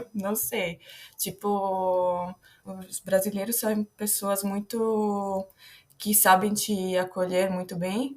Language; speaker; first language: Portuguese; non-native, fluent; Italian